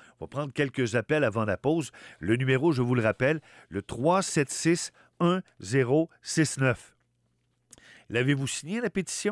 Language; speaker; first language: French; native; French